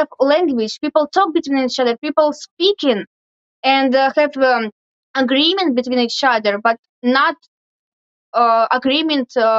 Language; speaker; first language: English; non-native, learner; Russian